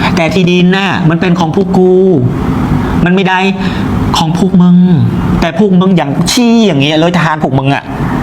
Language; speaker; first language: Thai; non-native, fluent; Khmer